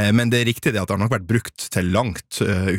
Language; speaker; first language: Norwegian; native; Norwegian